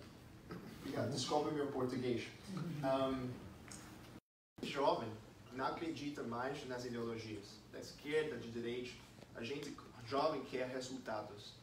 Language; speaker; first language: Portuguese; non-native, fluent; English